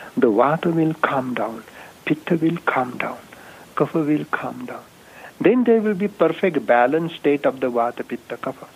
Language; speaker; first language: English; non-native, local second language; Marathi